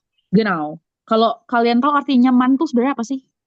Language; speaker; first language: Indonesian; native; Indonesian